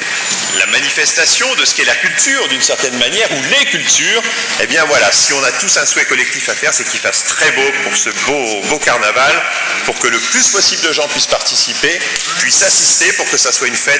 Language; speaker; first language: French; native; French